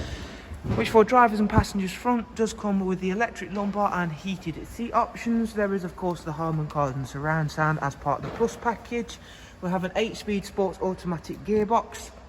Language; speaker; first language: English; native; English